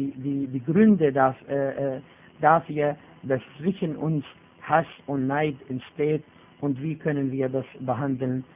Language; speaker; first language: German; non-native, fluent; Arabic